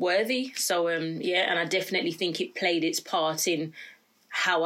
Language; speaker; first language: English; native; English